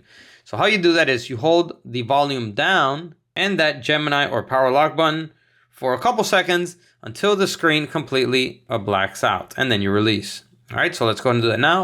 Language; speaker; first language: English; native; English